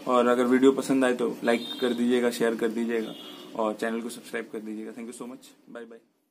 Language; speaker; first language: Hindi; non-native, local second language; Bangla